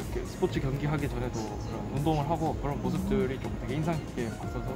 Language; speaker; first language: Korean; native; Korean